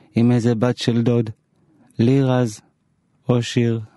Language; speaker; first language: Hebrew; native; Hebrew